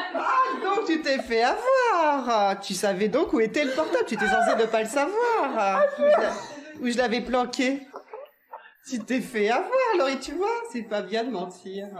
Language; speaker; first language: French; native; French